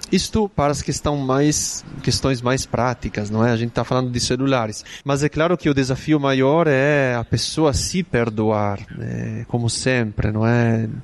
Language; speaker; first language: Portuguese; non-native, fluent; Italian